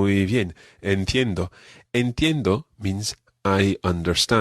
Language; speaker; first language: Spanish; non-native, fluent; English